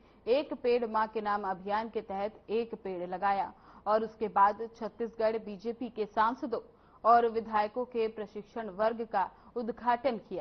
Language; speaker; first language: Hindi; native; Hindi